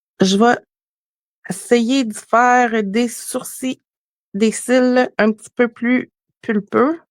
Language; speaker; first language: French; native; French